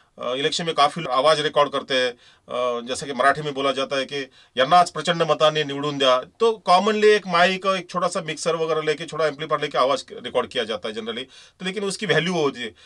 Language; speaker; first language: Hindi; non-native, local second language; Marathi